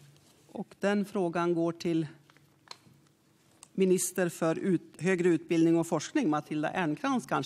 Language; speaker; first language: Swedish; native; Swedish